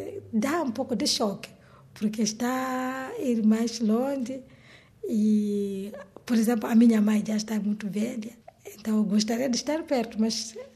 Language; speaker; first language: Portuguese; non-native, learner; Swahili